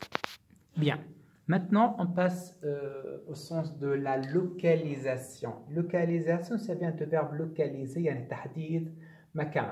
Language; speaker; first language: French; non-native, fluent; Arabic